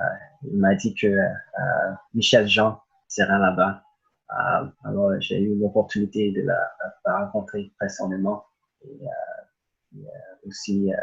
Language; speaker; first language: French; early bilingual, other home language; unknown